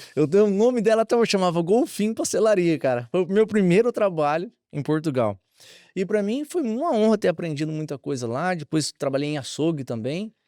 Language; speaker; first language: Portuguese; native; Portuguese